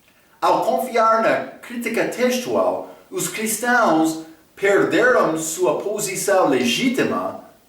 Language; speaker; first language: Portuguese; non-native, fluent; English